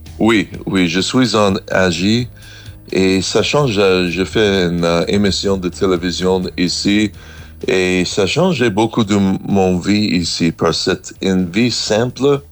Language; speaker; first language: French; non-native, learner; English